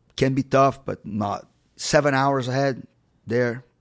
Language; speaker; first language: English; non-native, fluent; Portuguese